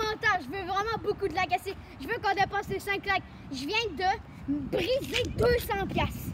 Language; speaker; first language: French; native; French